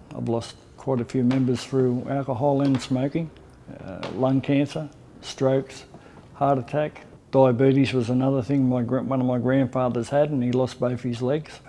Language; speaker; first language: English; native; English